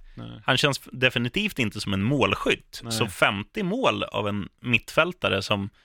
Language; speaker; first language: Swedish; native; Swedish